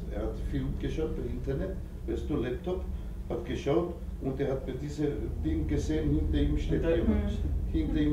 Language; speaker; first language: German; non-native, learner; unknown